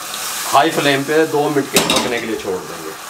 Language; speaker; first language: Hindi; non-native, local second language; Punjabi